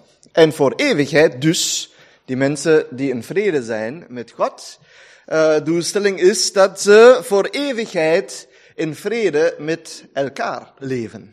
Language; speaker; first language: Dutch; non-native, fluent; German